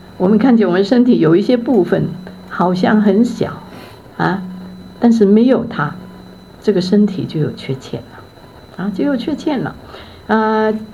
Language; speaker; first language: Chinese; non-native, local second language; Cantonese